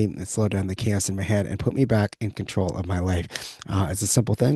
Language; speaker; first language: English; native; English